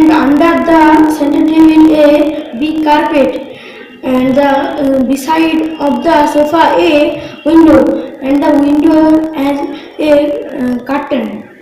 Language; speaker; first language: English; non-native, learner; Bangla